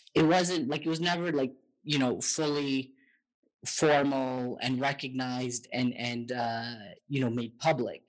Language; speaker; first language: English; native; English